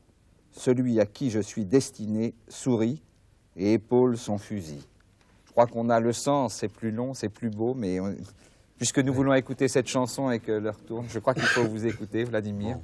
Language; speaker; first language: French; native; French